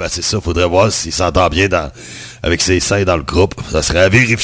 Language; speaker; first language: French; native; French